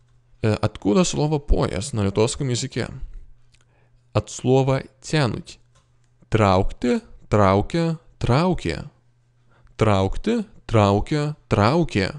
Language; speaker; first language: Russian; non-native, fluent; Lithuanian